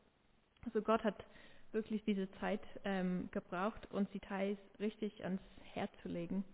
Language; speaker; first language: German; non-native, fluent; English